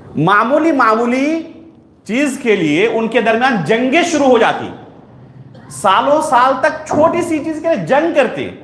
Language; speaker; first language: Urdu; native; Urdu